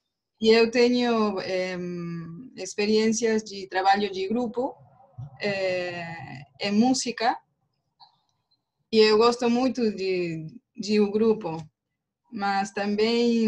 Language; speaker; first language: Portuguese; non-native, learner; Spanish